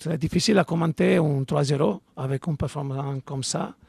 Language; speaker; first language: French; non-native, learner; Italian